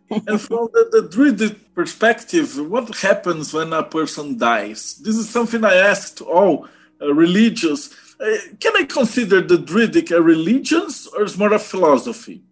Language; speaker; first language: English; non-native, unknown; Portuguese